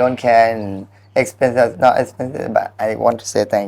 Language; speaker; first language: English; non-native, learner; Thai